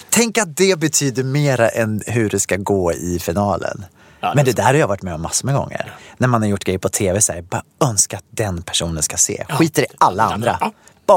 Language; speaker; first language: Swedish; native; Swedish